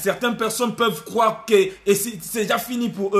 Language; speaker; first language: French; non-native, local second language; Lingala